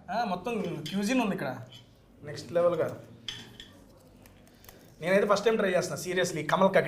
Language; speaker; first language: Telugu; native; Telugu